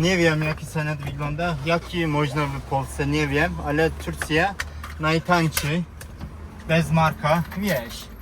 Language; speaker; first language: Polish; non-native, learner; Turkish